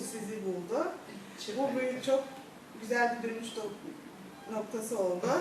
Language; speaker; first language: Turkish; early bilingual, heritage; Turkish